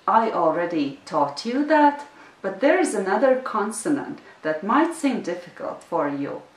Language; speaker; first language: English; non-native, fluent; Latvian